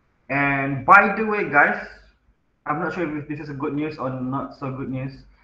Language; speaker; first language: English; non-native, local second language; Malay